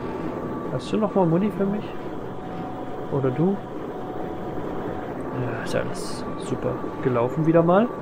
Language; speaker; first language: German; native; German